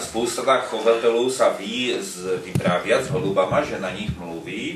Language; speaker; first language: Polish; non-native, learner; Slovak